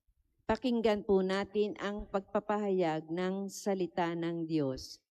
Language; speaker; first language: Filipino; native; Filipino